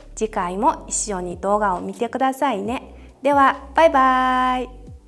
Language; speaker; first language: Japanese; non-native, fluent; Mongolian